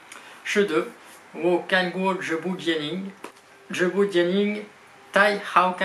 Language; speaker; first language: Chinese; non-native, learner; French